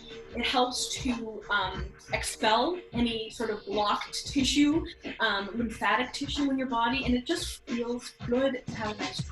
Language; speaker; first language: English; native; English